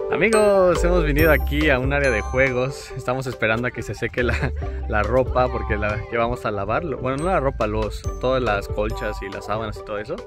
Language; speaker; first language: Spanish; native; Spanish